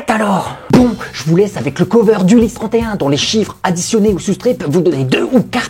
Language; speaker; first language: French; native; French